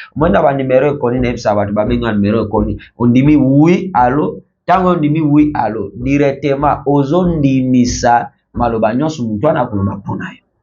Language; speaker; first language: Lingala; native; Lingala